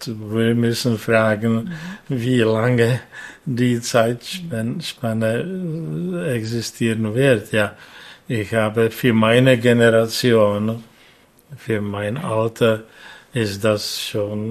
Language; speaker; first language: German; non-native, fluent; Czech